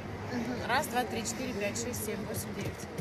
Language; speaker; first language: Russian; native; Russian